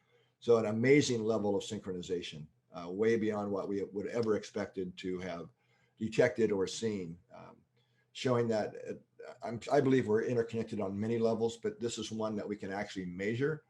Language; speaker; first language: English; native; English